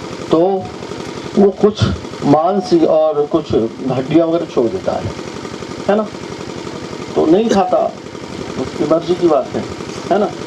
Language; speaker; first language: Hindi; native; Hindi